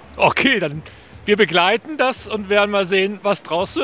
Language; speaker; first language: German; native; German